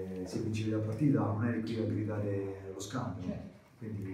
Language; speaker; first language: Italian; native; Italian